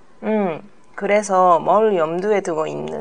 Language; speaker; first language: Korean; non-native, learner; Japanese